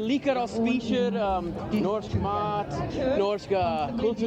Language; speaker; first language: Norwegian; non-native, learner; English